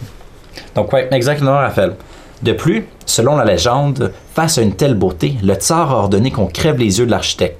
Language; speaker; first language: French; native; French